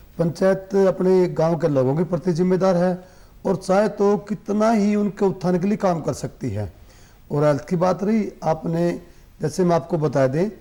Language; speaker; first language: Hindi; native; Hindi